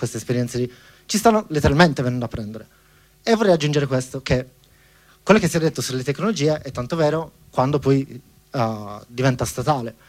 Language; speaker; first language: Italian; native; Italian